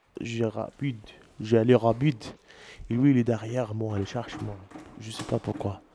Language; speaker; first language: French; non-native, learner; Arabic